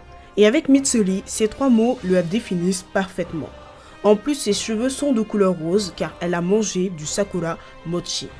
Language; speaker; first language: French; native; French